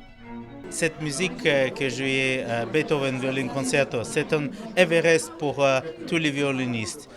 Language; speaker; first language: French; non-native, learner; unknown